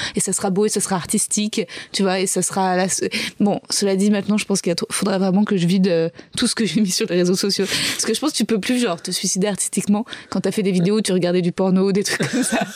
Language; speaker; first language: French; native; French